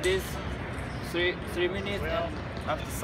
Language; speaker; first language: English; non-native, learner; Japanese